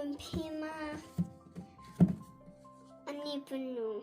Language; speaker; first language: Thai; early bilingual, heritage; Thai